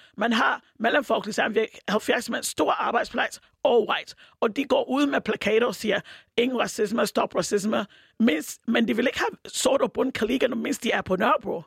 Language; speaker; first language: Danish; non-native, fluent; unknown